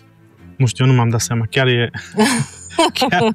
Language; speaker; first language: Romanian; native; Romanian